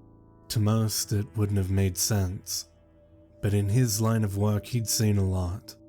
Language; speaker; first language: English; native; English